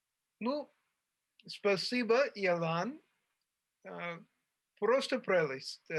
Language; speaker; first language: Russian; non-native, fluent; English